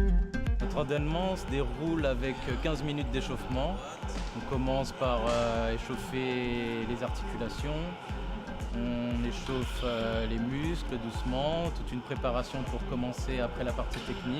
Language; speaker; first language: French; native; French